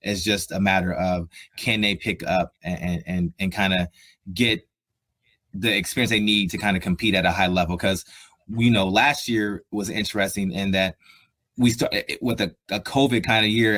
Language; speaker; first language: English; native; English